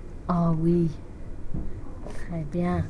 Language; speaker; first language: French; non-native, fluent; English